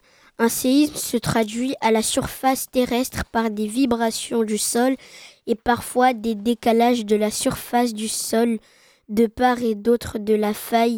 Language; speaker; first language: French; native; French